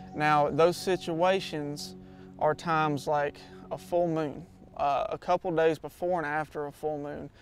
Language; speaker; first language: English; native; English